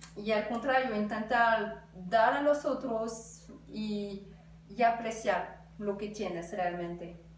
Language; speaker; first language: Spanish; non-native, fluent; French